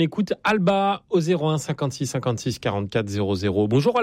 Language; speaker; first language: French; native; French